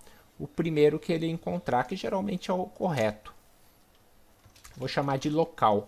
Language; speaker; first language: Portuguese; native; Portuguese